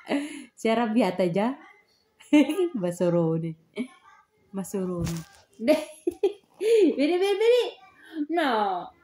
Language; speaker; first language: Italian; non-native, learner; Filipino